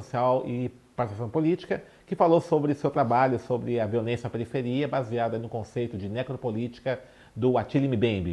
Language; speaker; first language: Portuguese; native; Portuguese